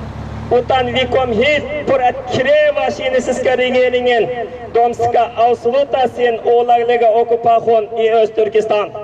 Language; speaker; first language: Swedish; non-native, learner; Uyghur